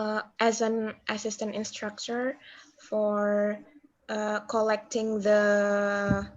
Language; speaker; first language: English; non-native, learner; Indonesian